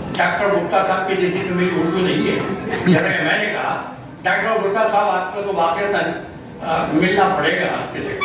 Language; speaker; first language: Urdu; non-native, local second language; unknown